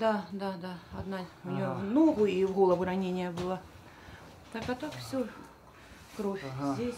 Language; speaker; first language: Russian; native; Russian